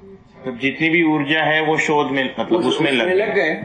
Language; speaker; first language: Hindi; native; Hindi